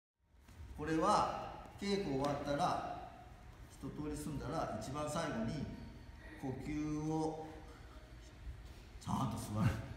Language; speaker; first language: Japanese; native; Japanese